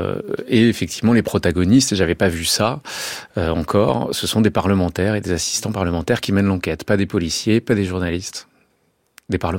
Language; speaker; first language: French; native; French